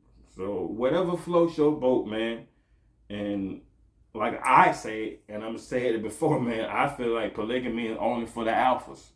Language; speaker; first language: English; native; English